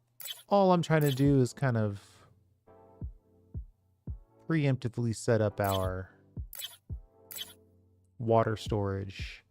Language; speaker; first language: English; native; English